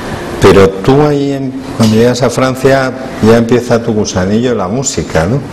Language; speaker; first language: Spanish; native; Spanish